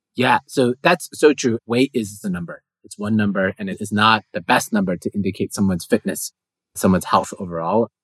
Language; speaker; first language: English; native; English